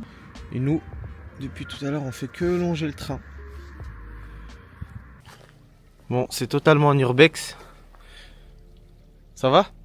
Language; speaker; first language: French; native; French